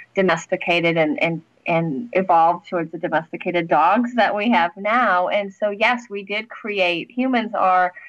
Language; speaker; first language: English; native; English